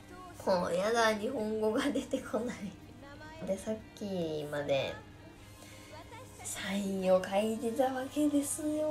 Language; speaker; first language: Japanese; native; Japanese